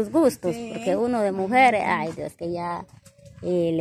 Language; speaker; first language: Spanish; native; Spanish